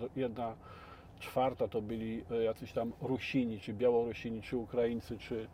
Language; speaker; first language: Polish; native; Polish